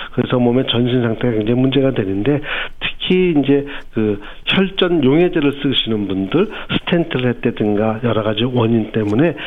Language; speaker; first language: Korean; native; Korean